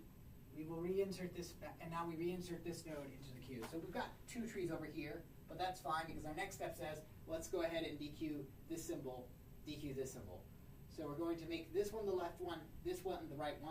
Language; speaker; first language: English; native; English